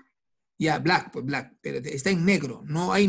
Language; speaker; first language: Spanish; native; Spanish